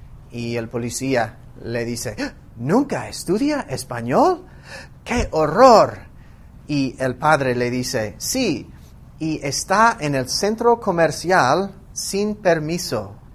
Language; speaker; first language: Spanish; non-native, fluent; English